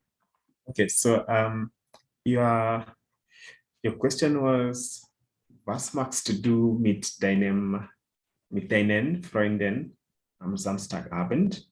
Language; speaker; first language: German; non-native, fluent; English